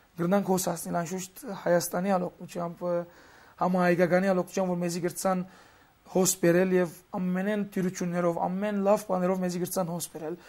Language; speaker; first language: Armenian; early bilingual, heritage; Armenian